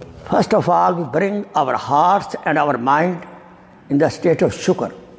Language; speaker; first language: English; non-native, local second language; Urdu